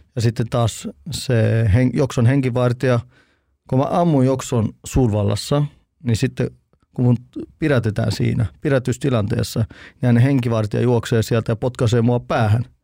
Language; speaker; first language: Finnish; early bilingual, heritage; Finnish